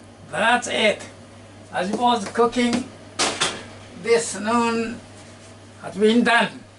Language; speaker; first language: English; non-native, learner; Japanese